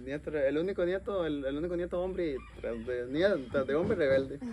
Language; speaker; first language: Spanish; native; Spanish